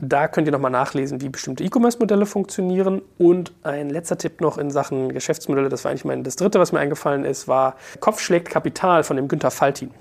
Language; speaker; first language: German; native; German